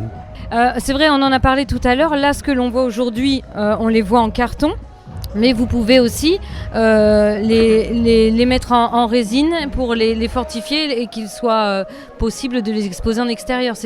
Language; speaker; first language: French; native; French